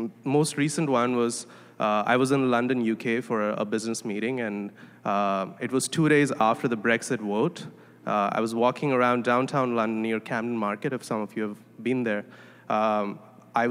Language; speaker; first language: English; non-native, local second language; Tamil